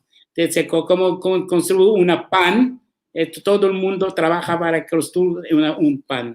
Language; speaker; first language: Spanish; non-native, learner; Arabic